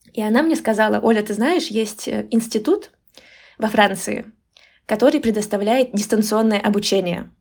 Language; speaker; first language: Russian; native; Russian